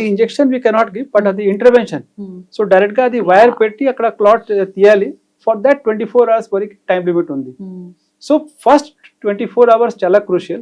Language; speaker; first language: Telugu; non-native, fluent; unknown